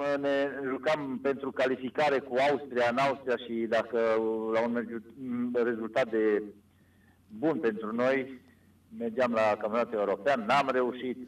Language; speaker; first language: Romanian; non-native, local second language; Serbian